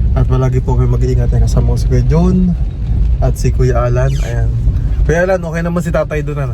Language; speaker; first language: Filipino; native; Filipino